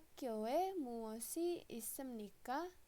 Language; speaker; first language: Korean; non-native, fluent; Indonesian